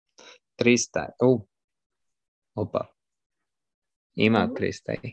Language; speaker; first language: Bulgarian; non-native, learner; French